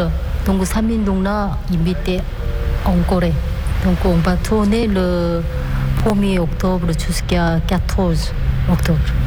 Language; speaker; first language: French; non-native, learner; Korean